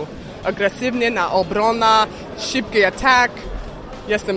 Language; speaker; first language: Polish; non-native, learner; English